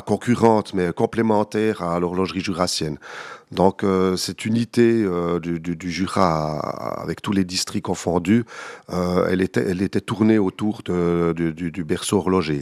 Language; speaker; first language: French; native; French